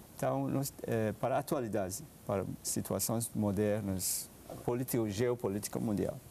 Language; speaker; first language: Portuguese; non-native, fluent; Persian